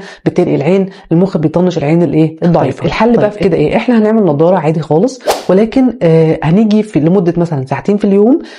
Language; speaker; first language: Arabic; native; Arabic